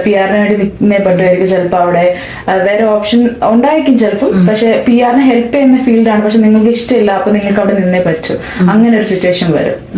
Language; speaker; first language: Malayalam; non-native, local second language; English